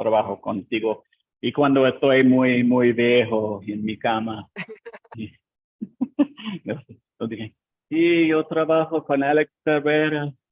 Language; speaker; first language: Spanish; non-native, learner; English